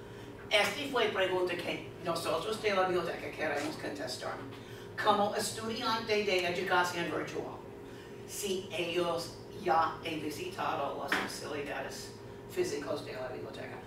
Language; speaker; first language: Spanish; non-native, fluent; English